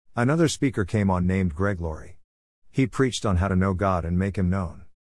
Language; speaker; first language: English; native; English